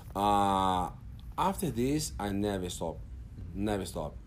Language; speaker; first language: English; non-native, learner; Portuguese